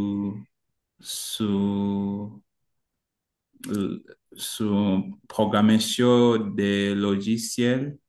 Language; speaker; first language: French; non-native, learner; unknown